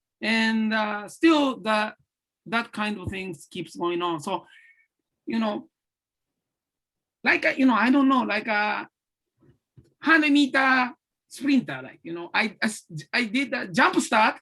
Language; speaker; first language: English; non-native, learner; Japanese